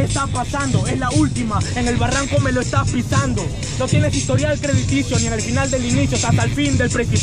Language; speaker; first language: Spanish; native; Spanish